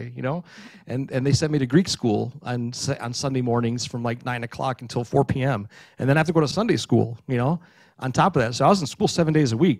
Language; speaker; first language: English; early bilingual, other home language; Greek